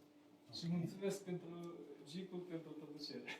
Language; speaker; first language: Romanian; non-native, learner; Ukrainian